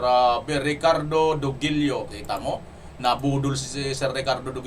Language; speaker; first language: Filipino; native; Filipino